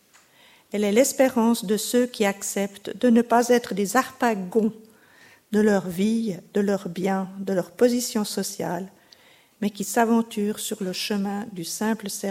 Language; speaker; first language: French; native; French